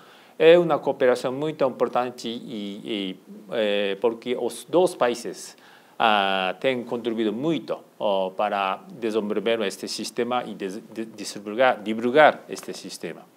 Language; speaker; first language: Portuguese; non-native, fluent; Japanese